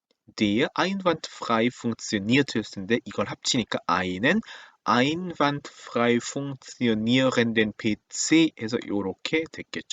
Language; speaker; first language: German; non-native, fluent; Korean